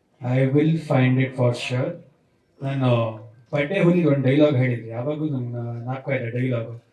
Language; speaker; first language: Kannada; native; Kannada